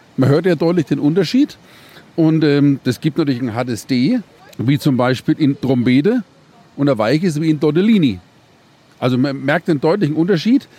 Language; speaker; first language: German; native; German